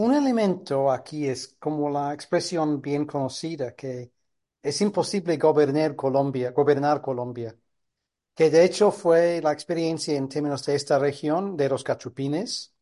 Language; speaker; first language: Spanish; non-native, fluent; English